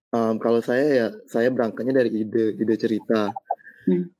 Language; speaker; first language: Indonesian; native; Indonesian